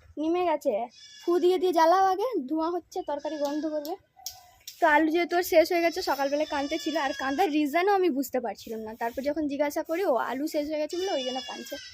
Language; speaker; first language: Bangla; non-native, local second language; Santali